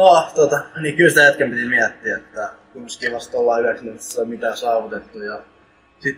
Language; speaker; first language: Finnish; native; Finnish